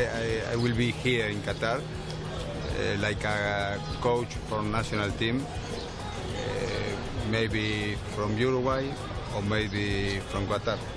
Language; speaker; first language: English; non-native, learner; Spanish